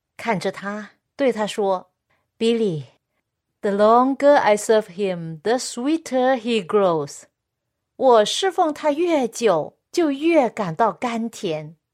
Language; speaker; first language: Chinese; non-native, local second language; Cantonese